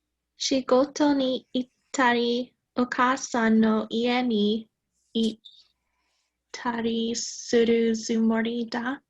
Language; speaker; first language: Japanese; non-native, learner; English